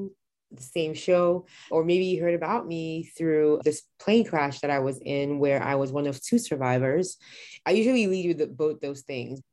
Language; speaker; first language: English; non-native, local second language; Igbo